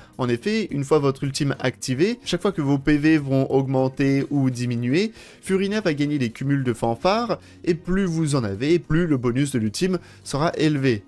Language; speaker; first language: French; native; French